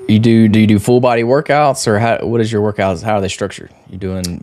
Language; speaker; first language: English; native; English